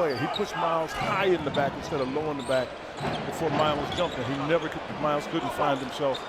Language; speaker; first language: English; native; English